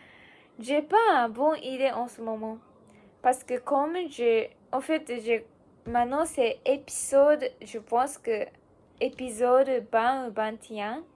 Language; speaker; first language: French; non-native, learner; Japanese